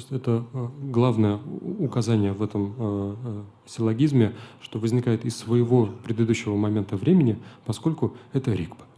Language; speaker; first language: Russian; native; Russian